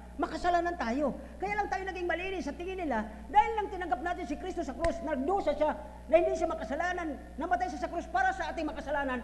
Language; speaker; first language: Filipino; non-native, local second language; Bikol